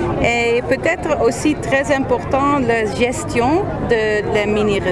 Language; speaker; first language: French; non-native, fluent; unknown